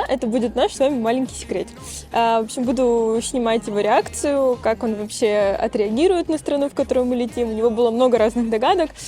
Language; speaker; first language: Russian; native; Russian